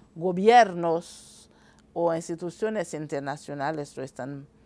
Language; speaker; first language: Spanish; non-native, fluent; Haitian Creole